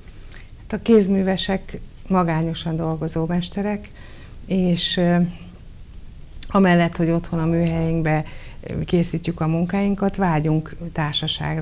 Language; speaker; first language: Hungarian; native; Hungarian